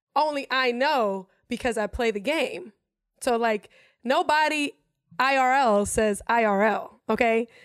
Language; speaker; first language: English; non-native, fluent; German